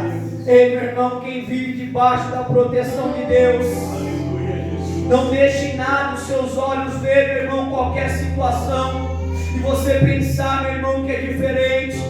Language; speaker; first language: Portuguese; native; Portuguese